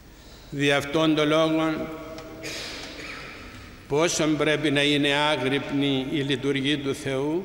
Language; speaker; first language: Greek; native; Greek